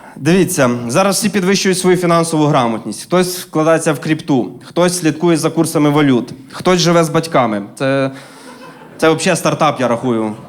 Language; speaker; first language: Ukrainian; native; Ukrainian